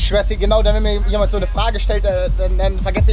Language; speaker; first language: German; native; German